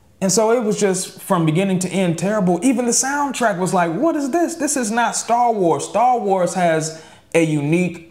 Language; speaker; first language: English; native; English